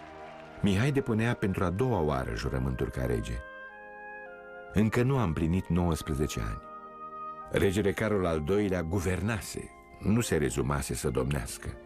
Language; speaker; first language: Romanian; native; Romanian